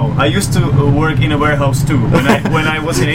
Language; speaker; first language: English; non-native, fluent; Czech